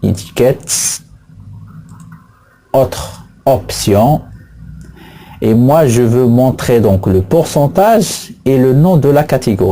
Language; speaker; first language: French; non-native, local second language; Arabic